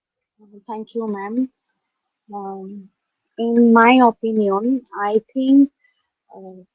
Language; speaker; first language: English; non-native, fluent; Bangla